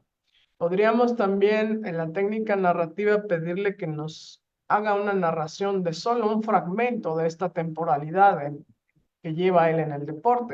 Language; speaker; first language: Spanish; native; Spanish